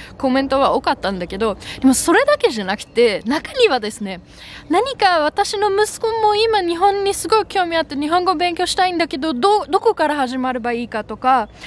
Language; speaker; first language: Japanese; non-native, fluent; German